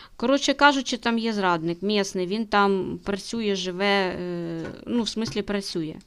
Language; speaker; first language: Ukrainian; native; Ukrainian